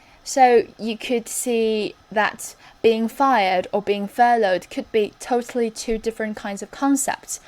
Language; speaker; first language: English; non-native, fluent; Chinese